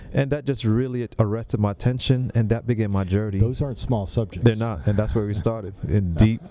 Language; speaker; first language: English; native; English